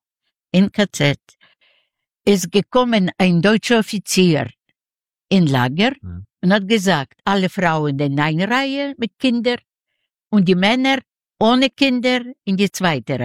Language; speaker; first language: German; non-native, learner; Yiddish